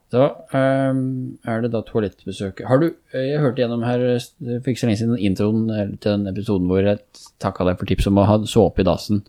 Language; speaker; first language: Norwegian; native; Norwegian